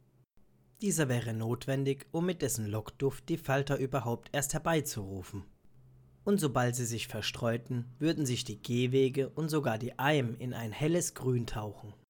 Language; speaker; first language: German; native; German